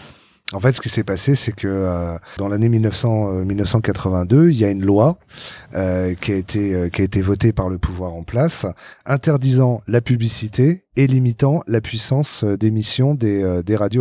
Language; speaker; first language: French; native; French